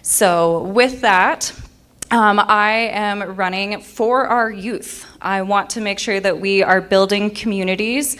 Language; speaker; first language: English; native; English